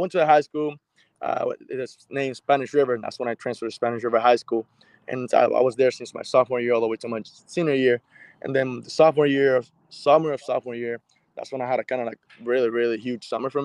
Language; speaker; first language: English; non-native, fluent; Spanish